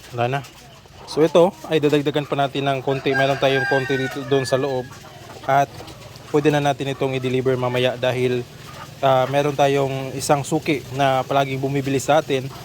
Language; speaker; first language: Filipino; native; Filipino